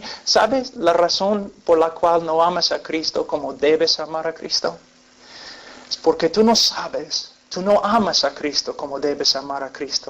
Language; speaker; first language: Spanish; non-native, fluent; English